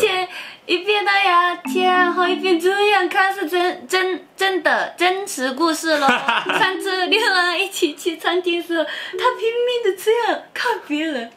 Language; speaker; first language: Chinese; non-native, learner; Japanese